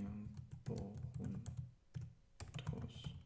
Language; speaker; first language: Spanish; non-native, learner; English